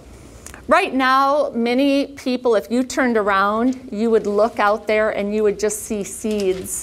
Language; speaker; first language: English; native; English